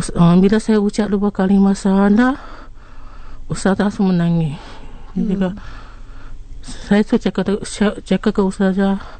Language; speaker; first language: Malay; non-native, local second language; Chinese